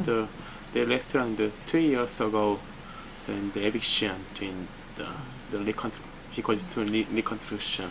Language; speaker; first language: English; non-native, learner; Korean